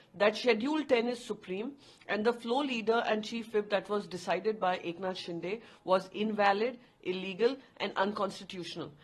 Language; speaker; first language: English; non-native, local second language; Hindi